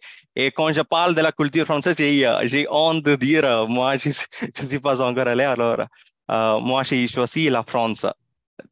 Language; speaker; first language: French; non-native, fluent; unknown